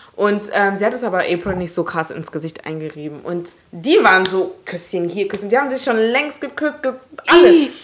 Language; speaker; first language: German; early bilingual, other home language; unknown